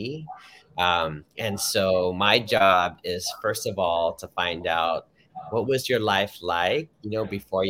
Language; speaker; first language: English; native; English